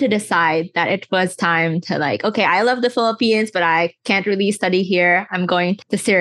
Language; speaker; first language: English; non-native, local second language; Filipino